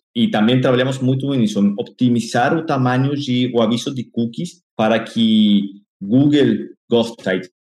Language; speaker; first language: Portuguese; non-native, fluent; Spanish